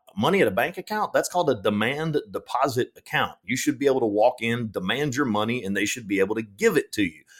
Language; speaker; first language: English; native; English